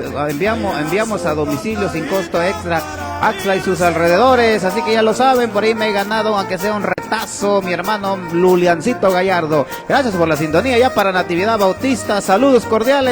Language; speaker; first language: Spanish; native; Spanish